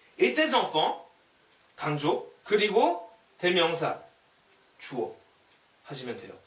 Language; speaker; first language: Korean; non-native, fluent; French